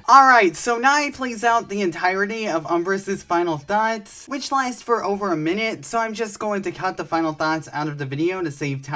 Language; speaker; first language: English; native; English